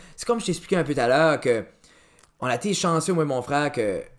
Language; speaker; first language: French; native; French